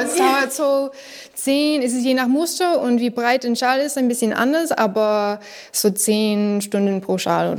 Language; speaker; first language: German; non-native, learner; English